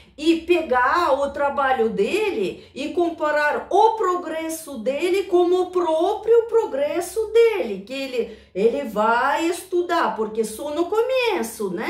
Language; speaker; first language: Portuguese; non-native, fluent; Russian